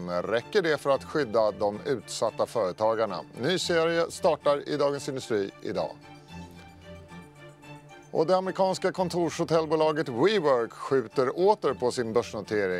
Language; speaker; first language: Swedish; native; Swedish